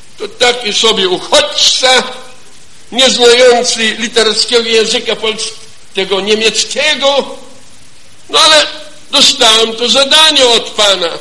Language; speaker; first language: Polish; non-native, fluent; German